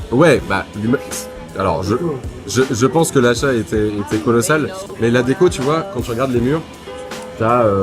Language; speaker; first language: French; native; French